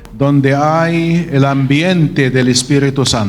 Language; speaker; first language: Spanish; non-native, fluent; Arabic